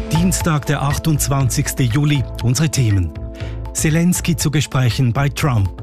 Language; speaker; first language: German; native; German